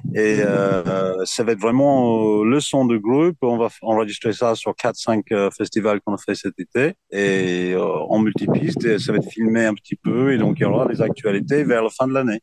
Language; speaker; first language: French; non-native, fluent; English